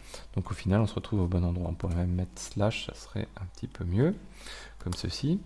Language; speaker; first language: French; native; French